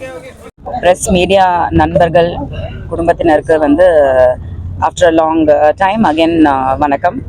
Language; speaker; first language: Tamil; native; Tamil